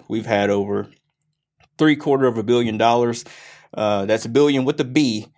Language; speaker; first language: English; native; English